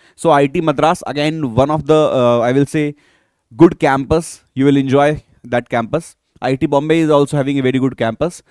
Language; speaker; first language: English; non-native, local second language; Hindi